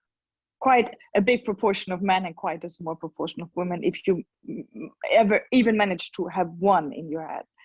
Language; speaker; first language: English; non-native, fluent; German